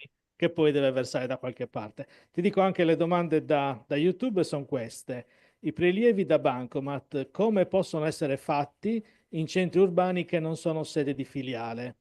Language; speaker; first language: Italian; native; Italian